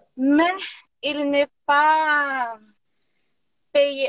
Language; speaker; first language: French; non-native, learner; Portuguese